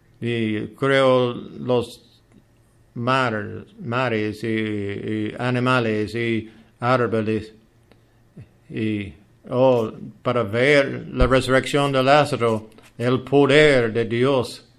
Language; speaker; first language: Spanish; non-native, learner; English